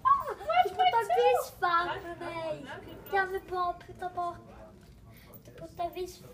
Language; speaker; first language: Swedish; native; Swedish